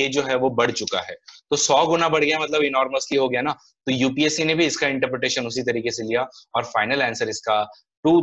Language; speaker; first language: Hindi; non-native, local second language; Marathi